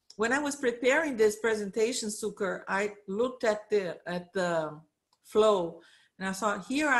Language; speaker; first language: English; non-native, fluent; Portuguese